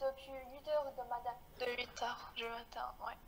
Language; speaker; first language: French; non-native, fluent; Chinese